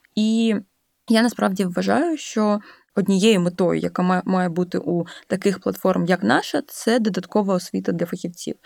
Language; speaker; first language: Ukrainian; native; Ukrainian